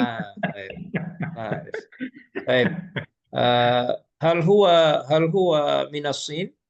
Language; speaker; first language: Arabic; non-native, fluent; Malay